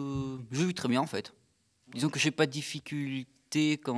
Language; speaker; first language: French; native; French